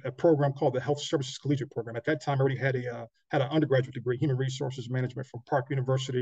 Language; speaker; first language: English; native; English